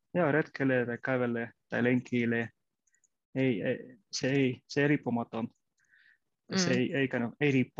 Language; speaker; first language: Finnish; non-native, learner; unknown